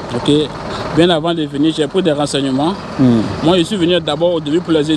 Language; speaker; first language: French; native; French